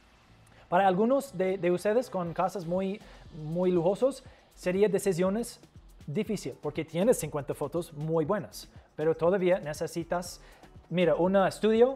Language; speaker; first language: Spanish; non-native, fluent; English